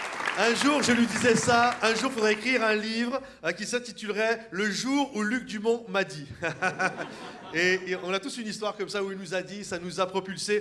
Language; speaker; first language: French; native; French